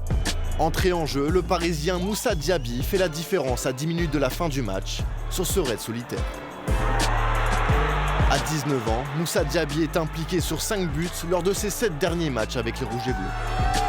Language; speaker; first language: French; native; French